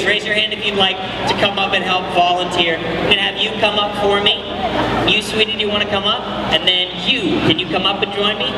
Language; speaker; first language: English; native; English